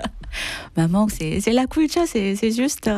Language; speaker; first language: French; non-native, fluent; Korean